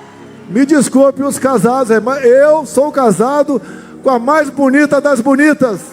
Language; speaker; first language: Portuguese; native; Portuguese